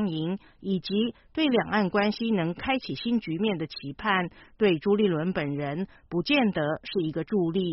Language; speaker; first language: Chinese; native; Chinese